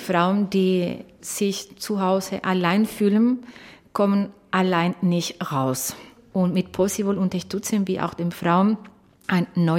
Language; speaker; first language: German; non-native, fluent; Spanish